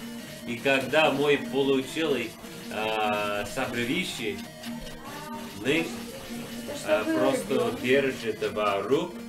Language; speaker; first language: Russian; non-native, learner; English